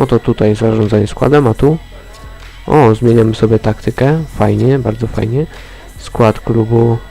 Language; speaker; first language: Polish; native; Polish